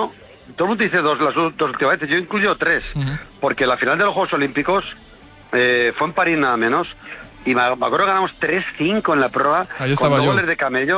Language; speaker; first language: Spanish; native; Spanish